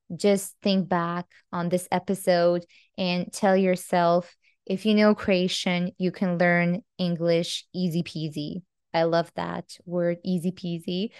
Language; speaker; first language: English; non-native, fluent; Croatian